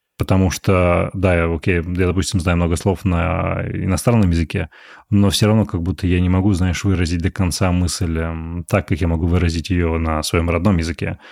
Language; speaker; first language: Russian; native; Russian